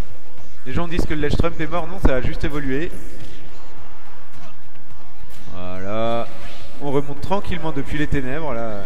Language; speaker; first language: French; native; French